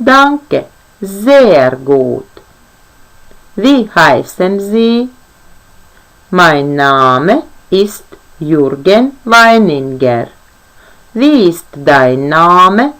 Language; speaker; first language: German; non-native, fluent; Latvian